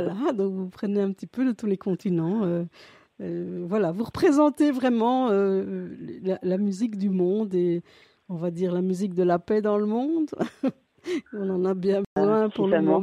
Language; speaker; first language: French; native; French